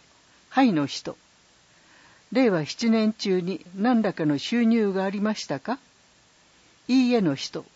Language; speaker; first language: Japanese; native; Japanese